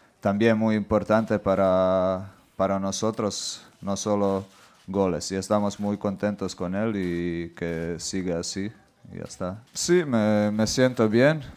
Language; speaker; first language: Spanish; non-native, fluent; Croatian